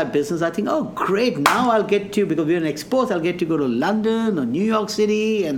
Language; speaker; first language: English; non-native, local second language; Hindi